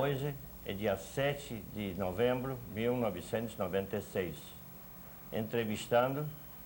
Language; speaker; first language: Portuguese; non-native, fluent; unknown